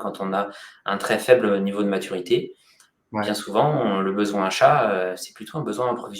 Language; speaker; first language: French; native; French